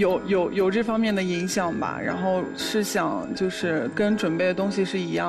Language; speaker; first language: Chinese; native; Chinese